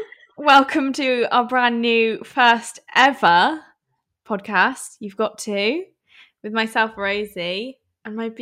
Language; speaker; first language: English; native; English